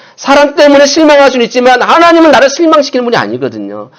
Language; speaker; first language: Korean; native; Korean